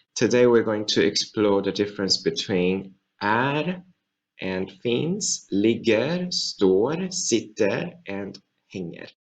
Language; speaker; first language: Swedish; non-native, fluent; Chinese